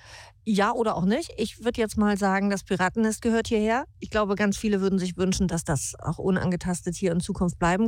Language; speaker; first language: German; native; German